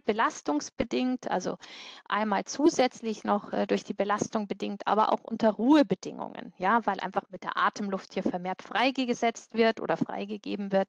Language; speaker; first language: German; native; German